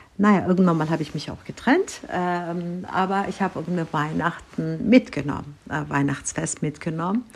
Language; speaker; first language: German; non-native, fluent; Turkish